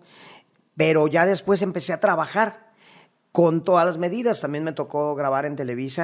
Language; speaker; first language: Spanish; native; Spanish